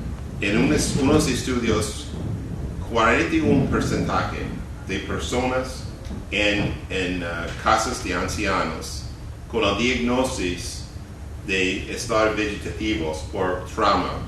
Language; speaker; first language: Spanish; non-native, fluent; English